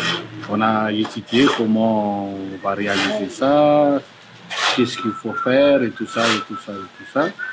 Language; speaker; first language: French; non-native, local second language; Malagasy